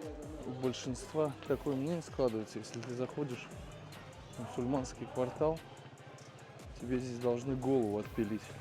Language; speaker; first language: Russian; native; Russian